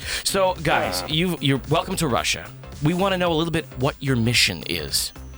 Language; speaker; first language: English; native; English